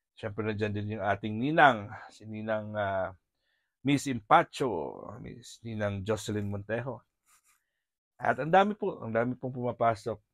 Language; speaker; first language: Filipino; non-native, local second language; Hiligaynon